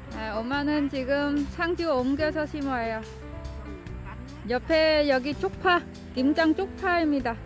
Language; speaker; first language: Korean; non-native, learner; Vietnamese